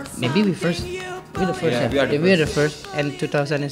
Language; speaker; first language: English; non-native, learner; Indonesian